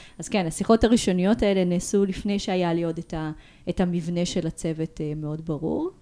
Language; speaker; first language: Hebrew; early bilingual, other home language; Russian